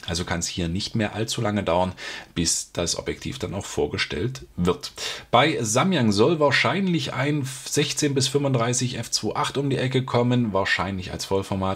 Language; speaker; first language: German; native; German